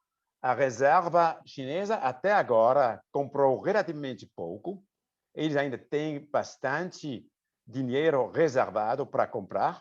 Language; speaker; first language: Portuguese; non-native, fluent; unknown